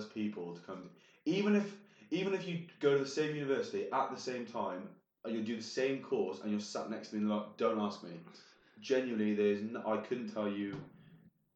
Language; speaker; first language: English; native; English